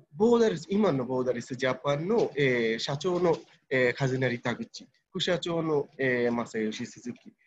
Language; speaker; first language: Japanese; non-native, fluent; Bangla